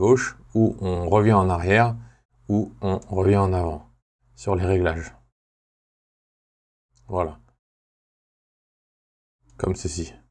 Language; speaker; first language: French; native; French